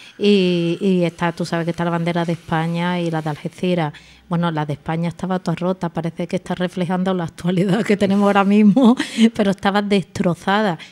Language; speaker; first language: Spanish; native; Spanish